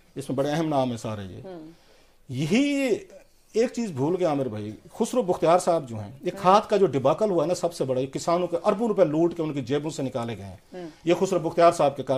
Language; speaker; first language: Hindi; native; Hindi